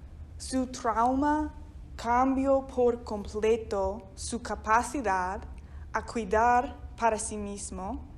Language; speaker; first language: Spanish; non-native, fluent; English